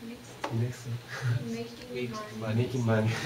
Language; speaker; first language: English; non-native, learner; Japanese